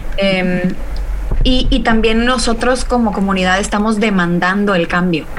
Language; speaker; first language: Spanish; native; Spanish